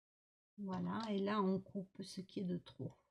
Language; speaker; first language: French; native; French